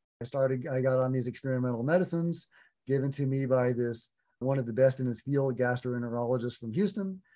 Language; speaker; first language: English; native; English